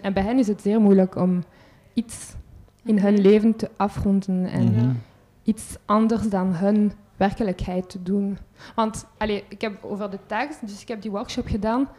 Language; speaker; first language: Dutch; non-native, local second language; French